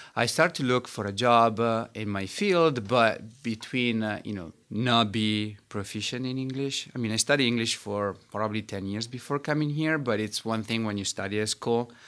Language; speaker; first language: English; non-native, fluent; Italian